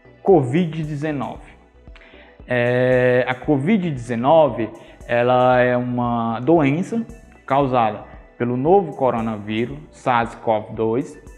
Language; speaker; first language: Portuguese; native; Portuguese